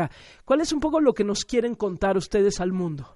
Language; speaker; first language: Spanish; native; Spanish